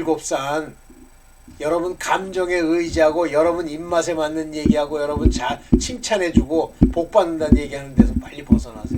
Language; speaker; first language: Korean; native; Korean